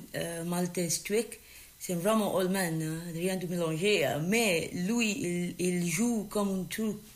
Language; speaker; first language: French; non-native, learner; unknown